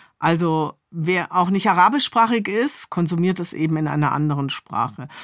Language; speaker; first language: German; native; German